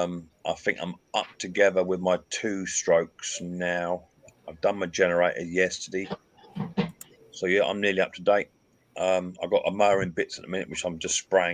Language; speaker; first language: English; native; English